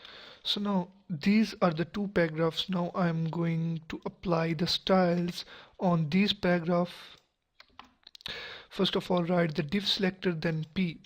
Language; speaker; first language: English; non-native, local second language; Urdu